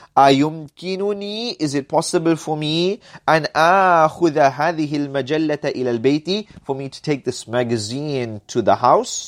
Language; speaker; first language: Arabic; non-native, fluent; English